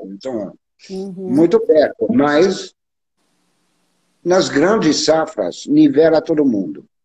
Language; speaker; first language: Portuguese; non-native, learner; French